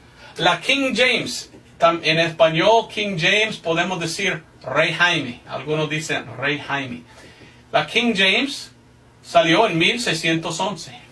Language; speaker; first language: Spanish; non-native, fluent; English